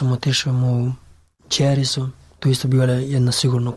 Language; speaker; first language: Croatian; non-native, learner; Pashto